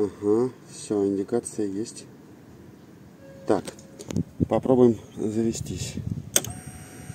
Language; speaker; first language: Russian; native; Russian